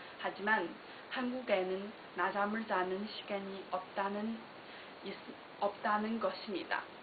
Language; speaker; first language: Korean; non-native, learner; Chinese